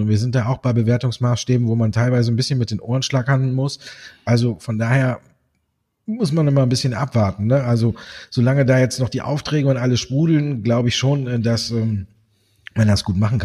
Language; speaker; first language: German; native; German